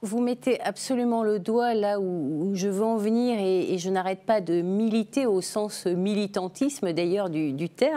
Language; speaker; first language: French; native; French